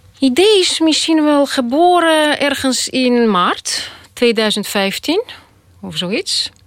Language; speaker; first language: Dutch; non-native, fluent; Russian